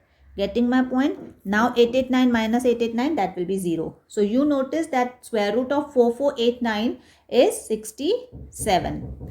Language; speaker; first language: English; non-native, local second language; Hindi